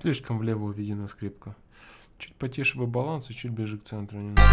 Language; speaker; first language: Russian; native; Russian